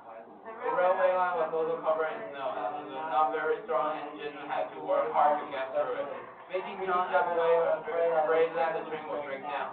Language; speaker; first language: English; non-native, learner; Chinese